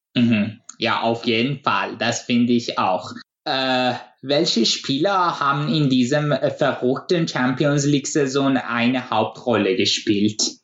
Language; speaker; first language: German; non-native, fluent; Persian